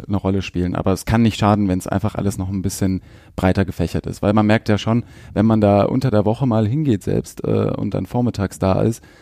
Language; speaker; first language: German; native; German